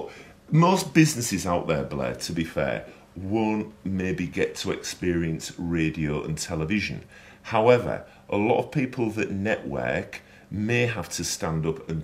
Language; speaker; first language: English; native; English